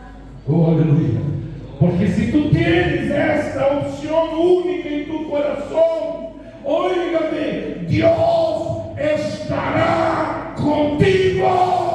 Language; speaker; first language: Spanish; non-native, fluent; Portuguese